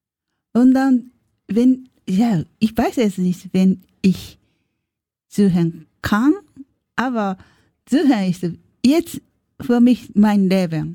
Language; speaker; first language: German; non-native, learner; Japanese